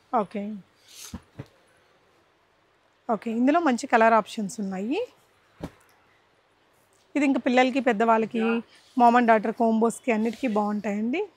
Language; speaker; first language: Telugu; native; Telugu